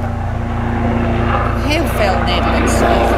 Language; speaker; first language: Dutch; non-native, learner; English